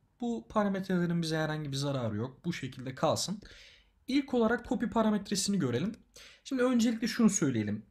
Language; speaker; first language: Turkish; native; Turkish